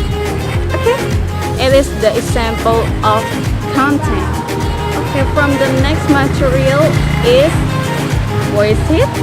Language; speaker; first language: English; non-native, learner; Indonesian